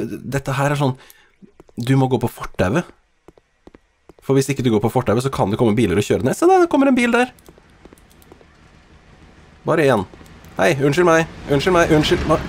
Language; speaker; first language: Norwegian; native; Norwegian